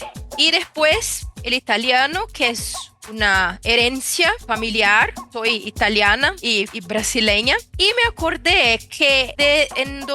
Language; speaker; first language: Spanish; non-native, fluent; Portuguese